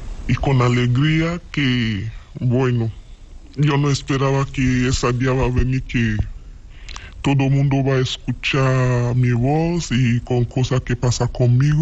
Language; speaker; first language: Spanish; non-native, learner; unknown